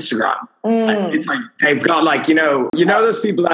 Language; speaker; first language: English; native; English